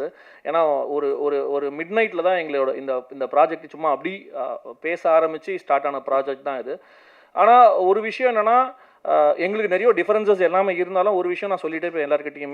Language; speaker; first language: Tamil; native; Tamil